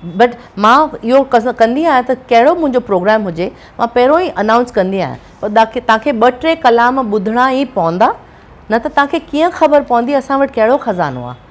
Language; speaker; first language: Sindhi; early bilingual, heritage; Sindhi